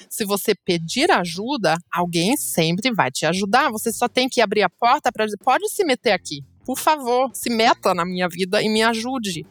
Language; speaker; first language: Portuguese; non-native, fluent; German